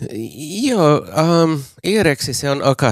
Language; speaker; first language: Finnish; non-native, learner; English